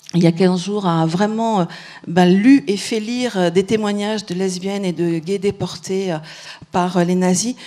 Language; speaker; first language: French; native; French